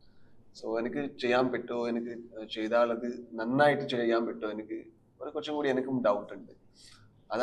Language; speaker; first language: Malayalam; non-native, learner; Kannada